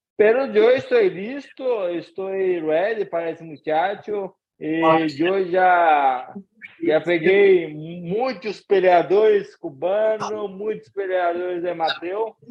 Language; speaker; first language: Spanish; non-native, learner; Portuguese